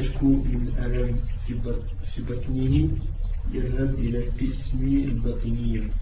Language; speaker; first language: Arabic; non-native, learner; French